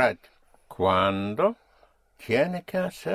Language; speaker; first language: Spanish; non-native, fluent; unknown